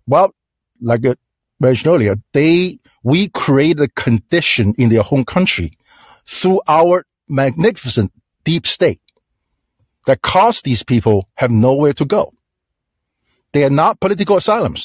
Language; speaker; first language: English; non-native, fluent; Chinese